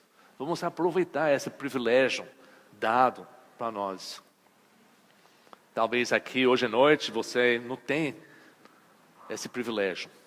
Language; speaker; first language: Portuguese; non-native, fluent; English